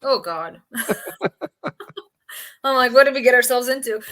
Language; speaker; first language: English; native; English